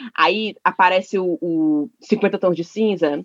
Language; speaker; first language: Portuguese; native; Portuguese